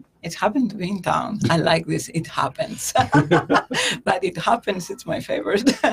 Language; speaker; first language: English; non-native, fluent; Greek